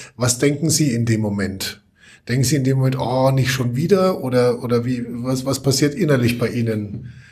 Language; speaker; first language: German; native; German